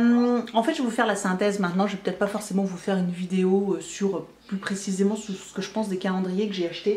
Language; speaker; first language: French; native; French